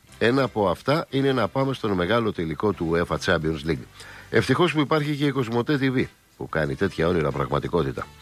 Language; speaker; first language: Greek; native; Greek